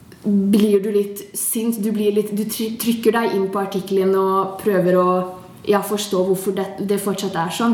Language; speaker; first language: Norwegian; non-native, fluent; Hungarian